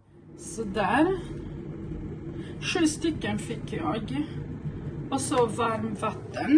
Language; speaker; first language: Swedish; non-native, fluent; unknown